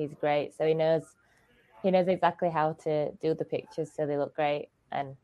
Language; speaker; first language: English; native; English